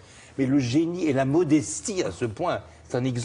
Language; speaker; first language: French; native; French